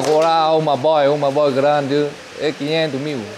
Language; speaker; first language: Portuguese; non-native, learner; Vietnamese